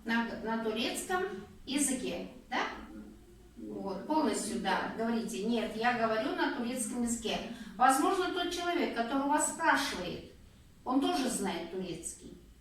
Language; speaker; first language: Russian; non-native, local second language; Kazakh